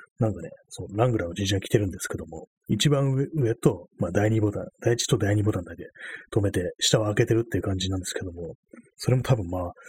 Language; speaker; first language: Japanese; native; Japanese